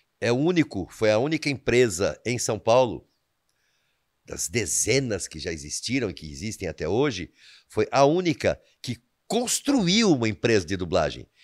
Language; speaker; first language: Portuguese; native; Portuguese